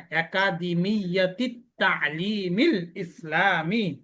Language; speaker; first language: Arabic; non-native, fluent; Bangla